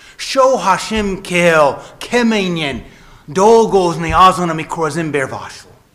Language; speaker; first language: Hungarian; non-native, fluent; English